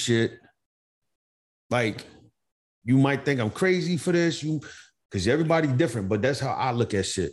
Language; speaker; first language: English; native; English